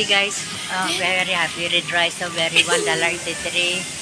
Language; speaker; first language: English; non-native, local second language; Filipino